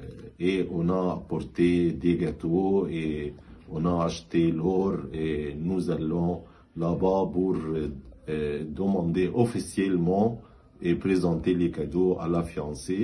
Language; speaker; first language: French; non-native, fluent; Arabic